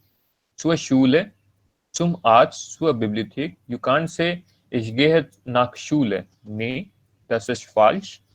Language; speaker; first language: German; non-native, learner; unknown